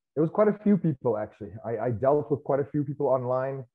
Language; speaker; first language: English; native; English